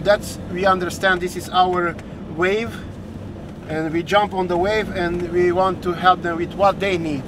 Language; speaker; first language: English; non-native, learner; Romanian